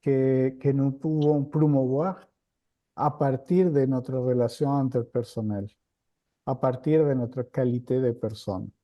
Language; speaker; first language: French; non-native, fluent; Spanish